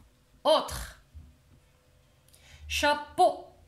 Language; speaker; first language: French; non-native, local second language; Arabic